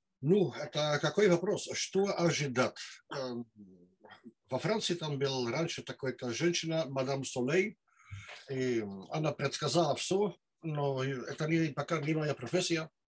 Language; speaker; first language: Russian; non-native, learner; Dutch